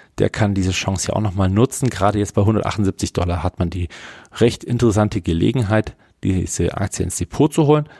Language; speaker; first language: German; native; German